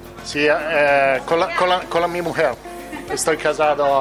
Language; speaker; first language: Portuguese; non-native, learner; Italian